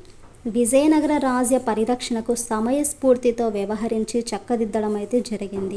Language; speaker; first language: Telugu; native; Telugu